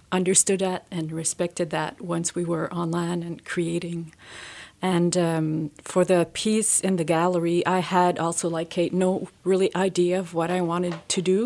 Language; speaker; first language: English; native; English